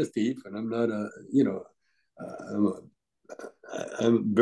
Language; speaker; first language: English; native; English